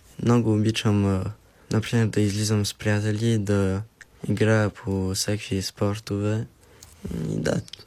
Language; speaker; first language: Bulgarian; early bilingual, heritage; Bulgarian